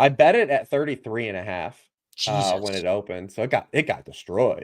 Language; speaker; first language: English; native; English